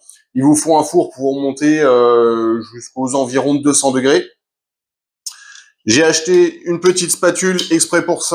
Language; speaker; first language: French; native; French